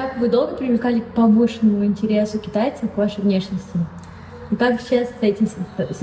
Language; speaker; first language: Russian; native; Russian